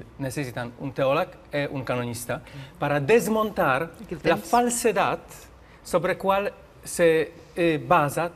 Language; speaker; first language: Catalan; non-native, learner; Polish